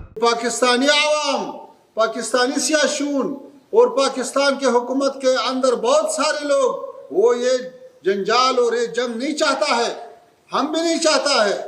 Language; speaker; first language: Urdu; non-native, fluent; Pashto